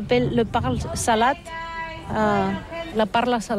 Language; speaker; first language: French; non-native, learner; Catalan